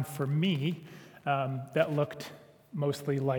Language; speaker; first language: English; native; English